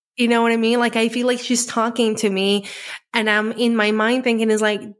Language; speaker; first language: English; non-native, fluent; Spanish